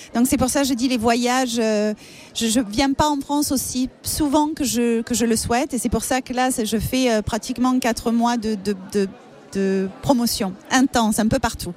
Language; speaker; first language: French; native; French